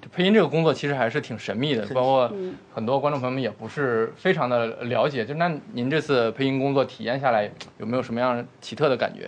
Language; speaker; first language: Chinese; native; Chinese